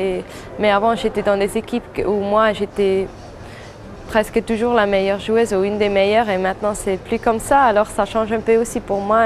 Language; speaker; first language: French; non-native, fluent; German